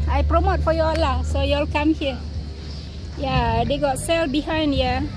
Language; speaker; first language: English; non-native, local second language; Malay